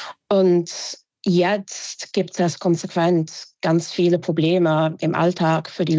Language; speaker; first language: German; non-native, fluent; English